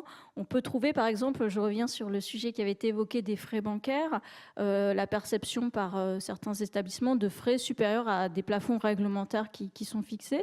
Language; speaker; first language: French; native; French